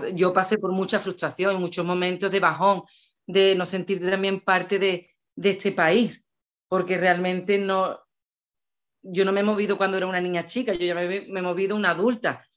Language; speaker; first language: Spanish; native; Spanish